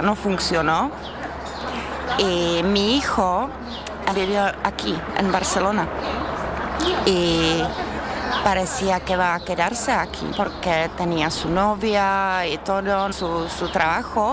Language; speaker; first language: Spanish; non-native, learner; Czech